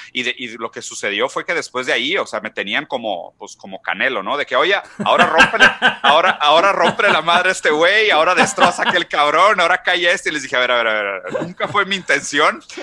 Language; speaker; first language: Spanish; non-native, fluent; Portuguese